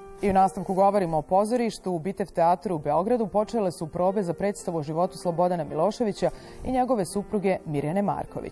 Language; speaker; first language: Serbian; native; Serbian